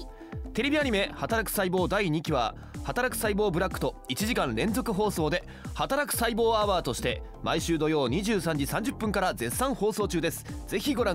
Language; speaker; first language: Japanese; native; Japanese